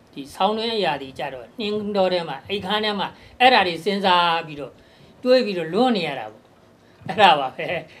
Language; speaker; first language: Burmese; native; Burmese